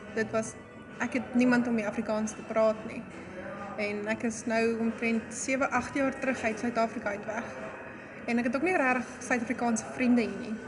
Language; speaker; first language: Afrikaans; native; Afrikaans